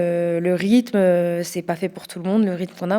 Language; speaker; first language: French; native; French